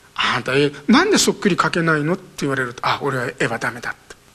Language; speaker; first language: Japanese; native; Japanese